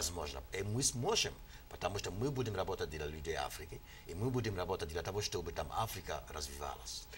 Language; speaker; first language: Russian; non-native, fluent; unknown